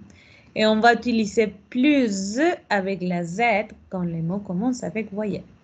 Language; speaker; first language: French; non-native, fluent; Spanish